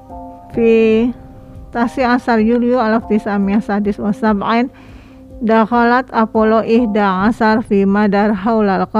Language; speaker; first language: Arabic; non-native, fluent; Indonesian